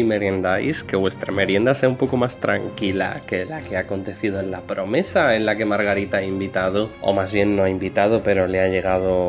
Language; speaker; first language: Spanish; native; Spanish